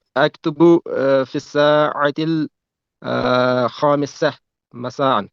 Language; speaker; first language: Arabic; non-native, learner; Urdu